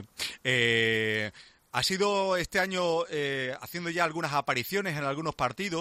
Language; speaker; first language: Spanish; native; Spanish